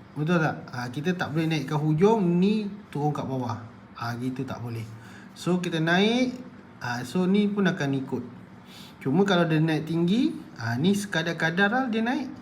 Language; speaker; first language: Malay; native; Malay